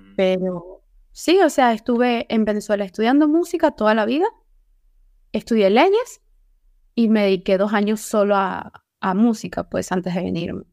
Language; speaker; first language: Spanish; native; Spanish